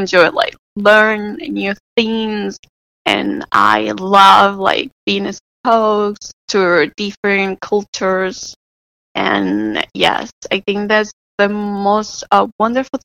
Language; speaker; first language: English; non-native, fluent; Spanish